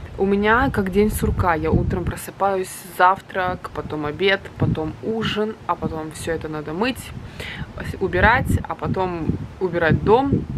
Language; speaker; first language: Russian; native; Russian